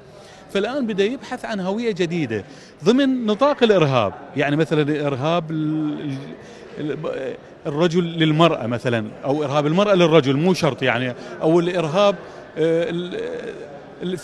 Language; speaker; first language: Arabic; native; Arabic